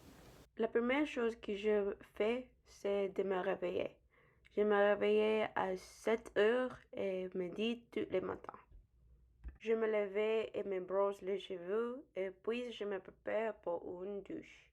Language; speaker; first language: French; non-native, learner; English